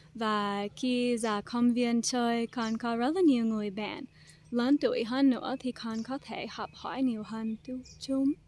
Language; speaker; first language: Vietnamese; non-native, fluent; English